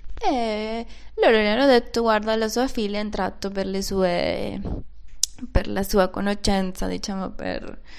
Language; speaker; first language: Italian; non-native, fluent; Spanish